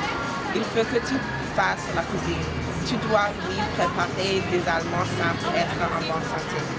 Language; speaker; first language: French; non-native, learner; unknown